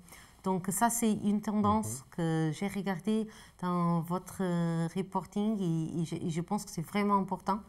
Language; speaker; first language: French; non-native, fluent; Portuguese